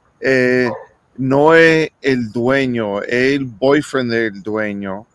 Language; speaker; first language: Spanish; early bilingual, heritage; English